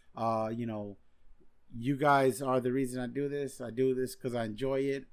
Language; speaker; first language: English; non-native, fluent; Spanish